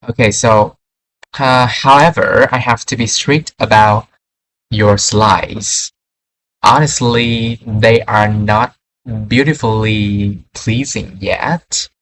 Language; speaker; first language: English; non-native, fluent; Vietnamese